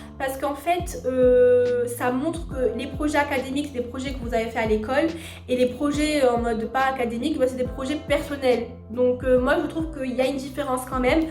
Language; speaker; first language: French; non-native, local second language; Arabic